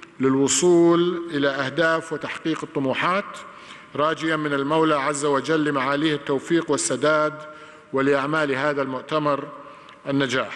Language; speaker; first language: Arabic; native; Arabic